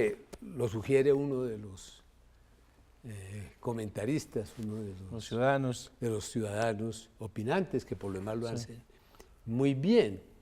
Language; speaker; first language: Spanish; native; Spanish